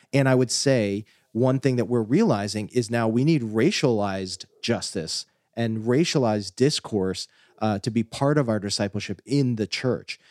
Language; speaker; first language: English; native; English